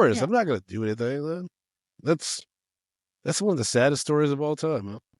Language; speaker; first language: English; native; English